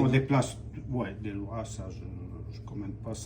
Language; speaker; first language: French; non-native, fluent; Romanian